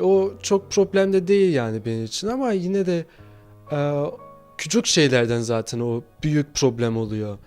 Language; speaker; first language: Turkish; early bilingual, other home language; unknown